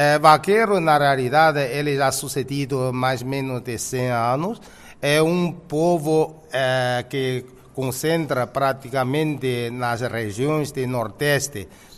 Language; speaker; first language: Portuguese; non-native, fluent; Chinese